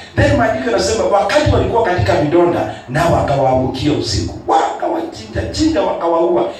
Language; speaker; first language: Swahili; non-native, local second language; Kikuyu